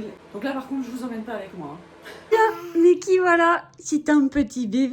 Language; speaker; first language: French; native; French